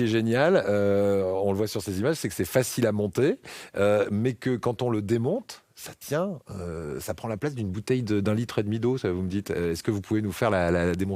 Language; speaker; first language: French; native; French